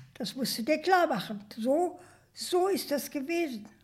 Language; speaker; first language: German; native; German